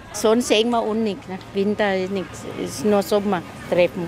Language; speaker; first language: German; non-native, learner; Thai